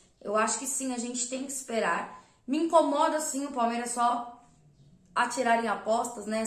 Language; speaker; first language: Portuguese; native; Portuguese